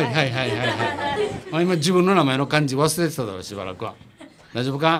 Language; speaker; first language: Japanese; native; Japanese